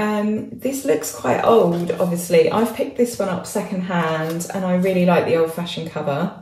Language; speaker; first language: English; native; English